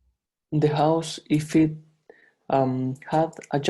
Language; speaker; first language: English; non-native, learner; Spanish